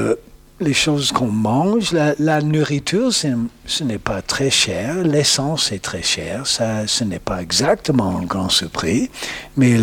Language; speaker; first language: French; non-native, learner; English